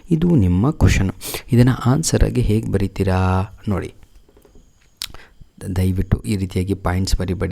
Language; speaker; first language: Kannada; native; Kannada